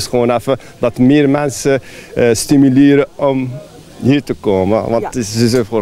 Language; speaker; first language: Dutch; non-native, fluent; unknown